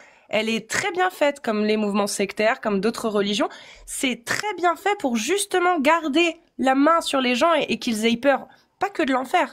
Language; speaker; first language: French; native; French